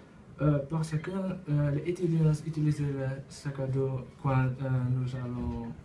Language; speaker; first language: French; non-native, learner; Dutch